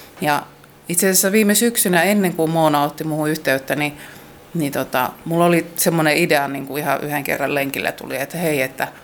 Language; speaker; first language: Finnish; native; Finnish